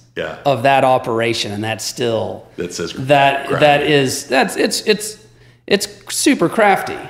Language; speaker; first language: English; native; English